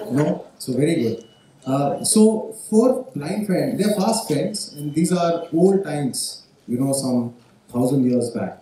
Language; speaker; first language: English; non-native, local second language; Marathi